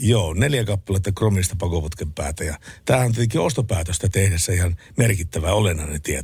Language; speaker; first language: Finnish; native; Finnish